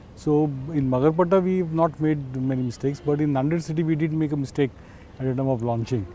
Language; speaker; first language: English; non-native, local second language; Marathi